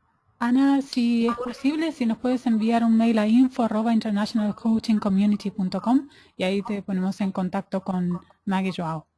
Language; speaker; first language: Spanish; native; Spanish